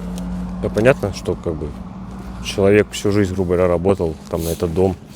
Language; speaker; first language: Russian; native; Russian